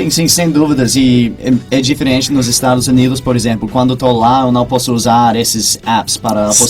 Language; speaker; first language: Portuguese; non-native, fluent; English